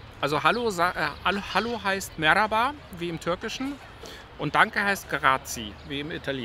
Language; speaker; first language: German; native; German